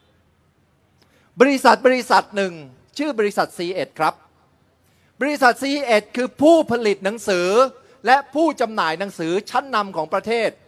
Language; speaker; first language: Thai; early bilingual, other home language; Chinese